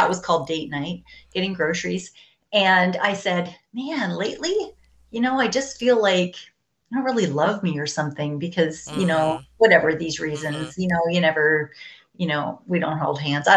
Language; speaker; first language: English; native; English